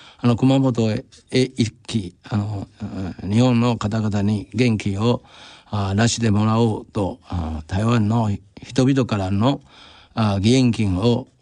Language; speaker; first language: Japanese; non-native, fluent; Chinese